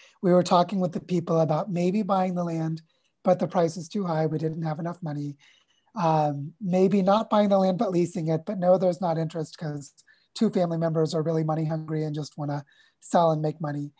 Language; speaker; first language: English; native; English